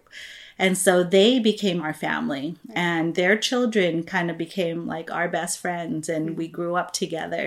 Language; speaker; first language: English; non-native, local second language; Filipino